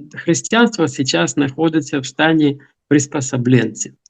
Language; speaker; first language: Ukrainian; non-native, local second language; Russian